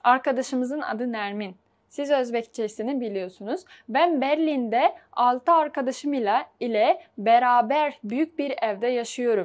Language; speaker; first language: Turkish; non-native, fluent; Uzbek